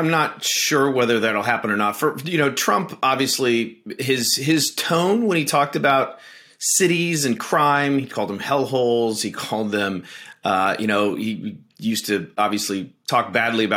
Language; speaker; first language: English; native; English